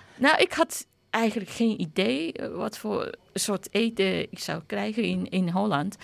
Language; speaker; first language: Dutch; non-native, fluent; Japanese